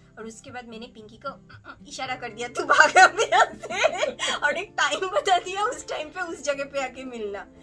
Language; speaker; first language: Hindi; native; Hindi